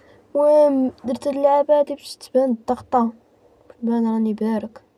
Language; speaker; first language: Arabic; native; Arabic